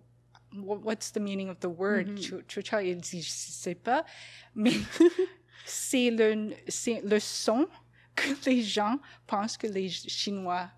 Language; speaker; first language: French; non-native, fluent; English